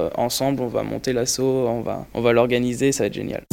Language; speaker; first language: French; native; French